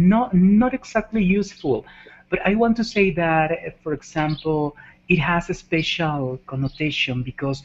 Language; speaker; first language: English; non-native, fluent; Spanish